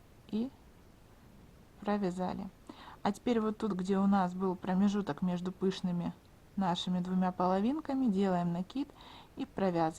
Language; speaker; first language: Russian; native; Russian